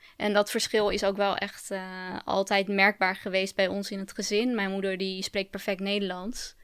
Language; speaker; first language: Dutch; early bilingual, other home language; Turkish